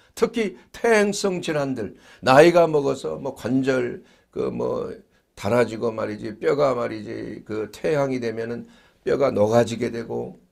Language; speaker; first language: Korean; native; Korean